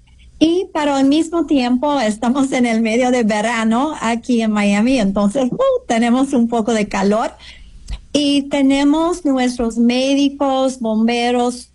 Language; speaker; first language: Spanish; non-native, fluent; English